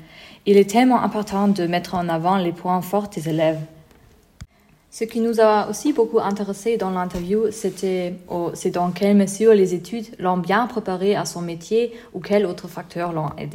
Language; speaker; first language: French; non-native, fluent; German